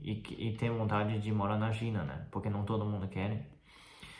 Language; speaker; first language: Portuguese; non-native, fluent; Chinese